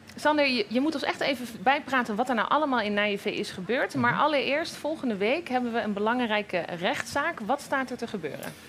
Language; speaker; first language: Dutch; native; Dutch